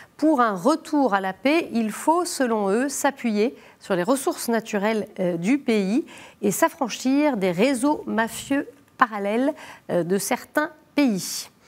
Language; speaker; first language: French; native; French